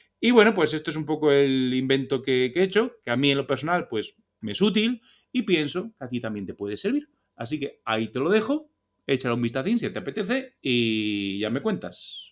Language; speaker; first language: Spanish; native; Spanish